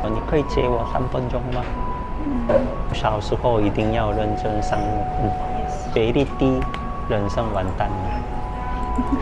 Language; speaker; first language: Chinese; non-native, fluent; Korean